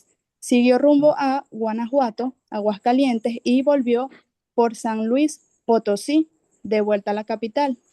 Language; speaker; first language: Spanish; native; Spanish